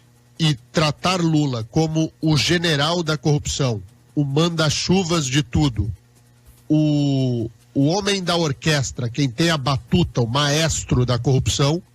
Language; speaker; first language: Portuguese; native; Portuguese